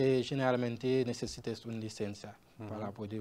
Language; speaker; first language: Spanish; non-native, learner; Haitian Creole